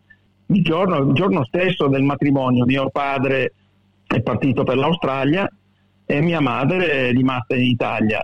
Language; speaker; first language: Italian; early bilingual, heritage; Italian